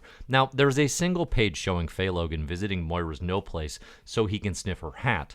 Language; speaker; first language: English; native; English